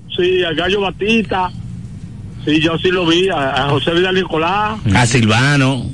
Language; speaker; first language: Spanish; native; Spanish